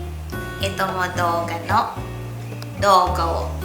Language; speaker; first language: Japanese; non-native, learner; Cebuano